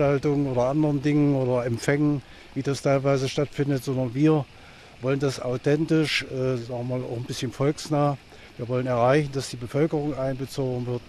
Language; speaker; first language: German; native; German